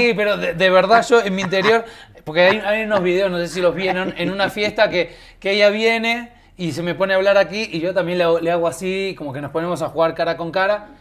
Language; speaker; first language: Spanish; native; Spanish